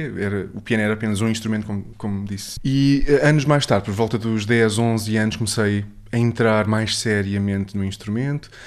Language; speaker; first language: Portuguese; native; Portuguese